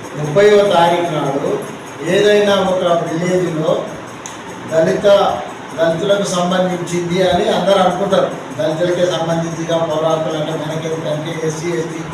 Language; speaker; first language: Telugu; native; Telugu